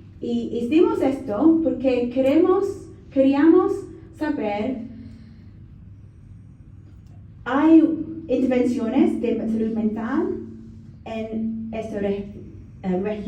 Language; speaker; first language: Spanish; non-native, learner; English